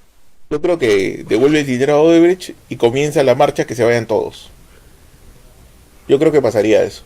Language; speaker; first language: Spanish; native; Spanish